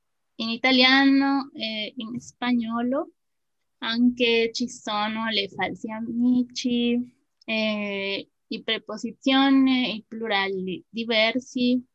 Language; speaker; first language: Italian; non-native, fluent; Spanish